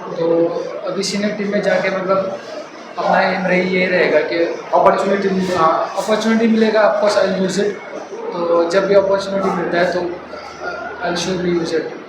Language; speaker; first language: Hindi; non-native, local second language; Kashmiri